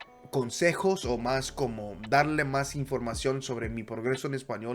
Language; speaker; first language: Spanish; non-native, fluent; English